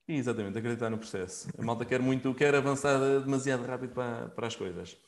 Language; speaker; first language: Portuguese; native; Portuguese